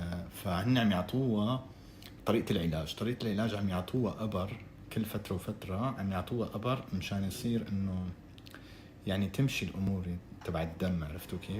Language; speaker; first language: Arabic; native; Arabic